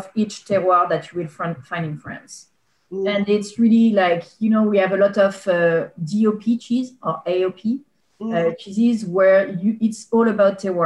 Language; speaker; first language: English; non-native, fluent; French